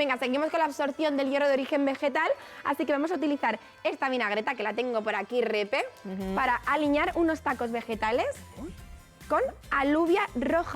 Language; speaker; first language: Spanish; native; Spanish